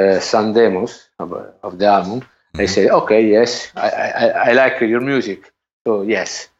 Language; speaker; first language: English; non-native, learner; Italian